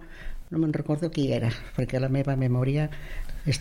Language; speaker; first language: Catalan; non-native, local second language; Spanish